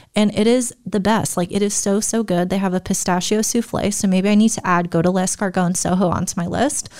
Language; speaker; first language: English; early bilingual, other home language; German